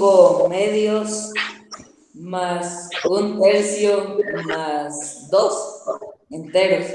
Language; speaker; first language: Spanish; native; Spanish